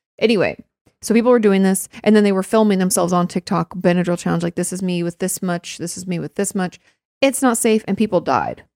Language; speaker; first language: English; native; English